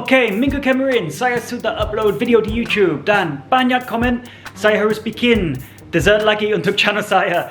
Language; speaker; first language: Indonesian; non-native, learner; English